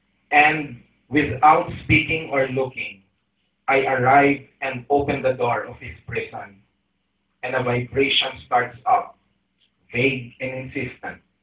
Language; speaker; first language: English; non-native, local second language; Filipino